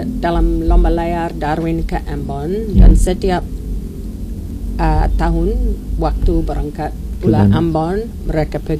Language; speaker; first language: Indonesian; non-native, learner; English